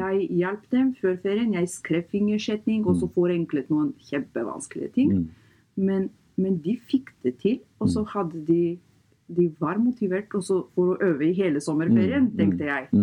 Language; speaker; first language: Norwegian; non-native, fluent; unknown